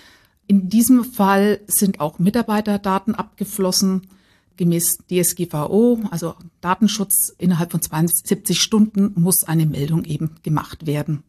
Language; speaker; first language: German; native; German